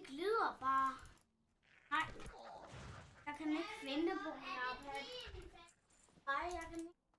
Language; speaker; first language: Danish; early bilingual, other home language; Vietnamese